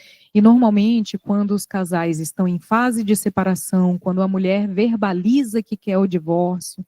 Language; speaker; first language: Portuguese; native; Portuguese